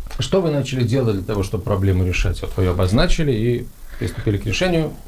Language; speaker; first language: Russian; native; Russian